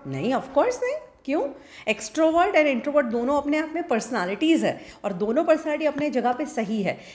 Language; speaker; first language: Hindi; non-native, local second language; Gujarati